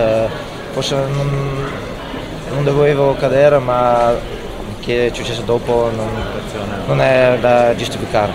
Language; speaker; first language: Italian; non-native, fluent; Dutch